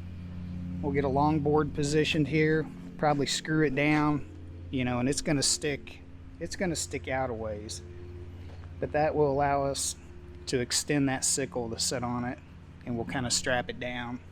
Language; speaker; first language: English; native; English